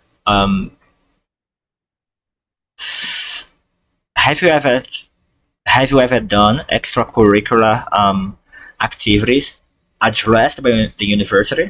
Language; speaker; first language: English; non-native, fluent; Portuguese